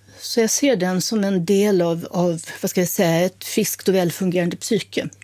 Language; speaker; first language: Swedish; native; Swedish